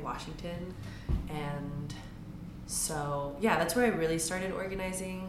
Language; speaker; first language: English; native; English